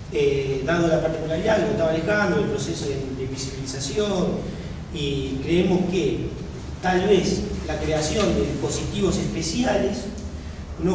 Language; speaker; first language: Spanish; native; Spanish